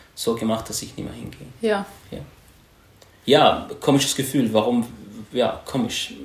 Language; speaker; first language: German; non-native, fluent; Arabic